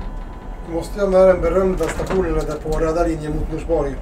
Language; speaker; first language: Swedish; native; Swedish